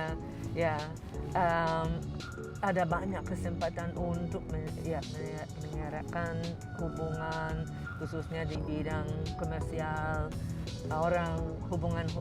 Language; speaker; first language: Indonesian; non-native, fluent; English